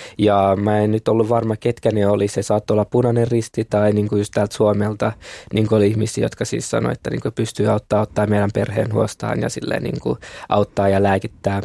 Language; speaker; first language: Finnish; early bilingual, other home language; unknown